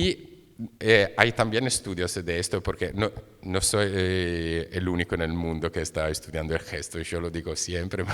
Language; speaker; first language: Spanish; non-native, fluent; Italian